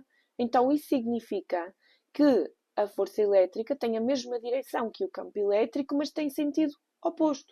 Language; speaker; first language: Portuguese; native; Portuguese